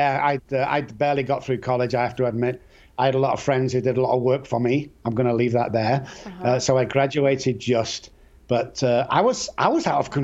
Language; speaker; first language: English; native; English